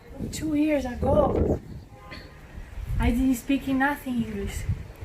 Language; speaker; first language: English; non-native, learner; Portuguese